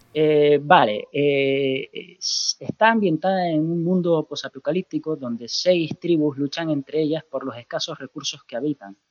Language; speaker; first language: Spanish; native; Spanish